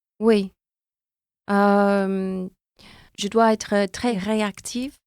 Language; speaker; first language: French; non-native, fluent; English